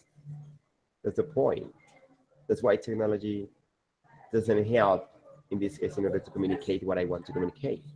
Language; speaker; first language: English; non-native, fluent; Spanish